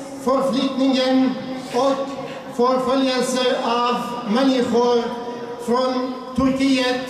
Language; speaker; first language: Swedish; non-native, fluent; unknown